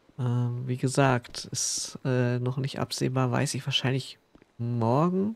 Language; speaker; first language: German; native; German